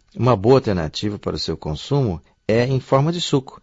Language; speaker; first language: Portuguese; native; Portuguese